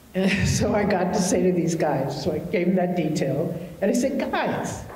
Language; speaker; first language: English; native; English